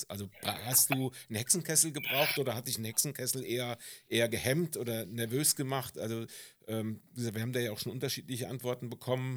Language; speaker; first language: German; native; German